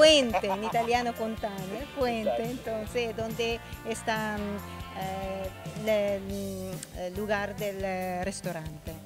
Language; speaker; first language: Spanish; non-native, learner; Italian